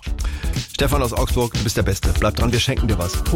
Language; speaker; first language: German; native; German